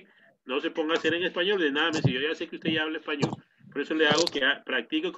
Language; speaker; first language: Spanish; native; Spanish